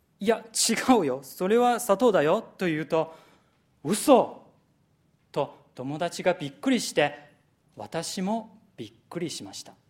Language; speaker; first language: Japanese; non-native, fluent; Chinese